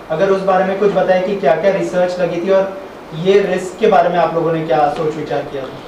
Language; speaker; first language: Hindi; native; Hindi